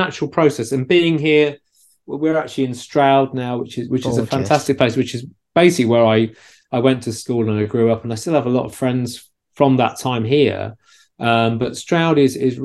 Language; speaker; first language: English; native; English